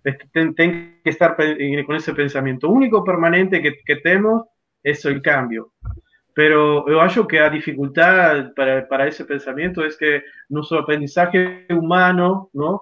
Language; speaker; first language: Portuguese; non-native, learner; Spanish